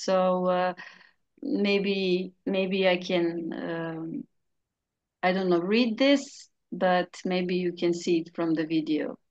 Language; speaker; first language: English; non-native, learner; Serbian